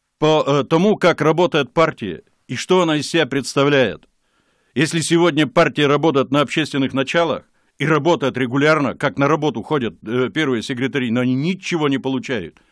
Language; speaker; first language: Russian; native; Russian